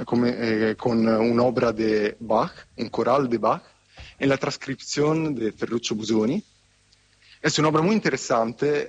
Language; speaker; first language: Spanish; non-native, fluent; Italian